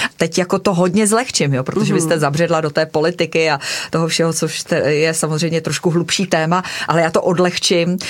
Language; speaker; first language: Czech; native; Czech